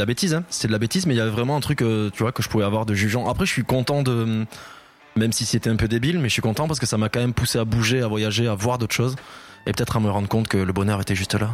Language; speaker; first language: French; native; French